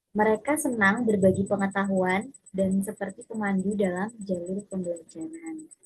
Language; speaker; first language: Indonesian; native; Indonesian